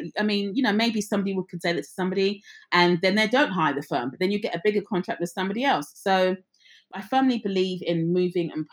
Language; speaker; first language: English; native; English